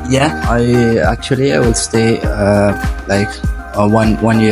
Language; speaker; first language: English; non-native, learner; Arabic